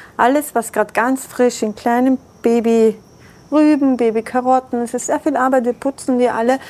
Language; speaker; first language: German; early bilingual, other home language; Persian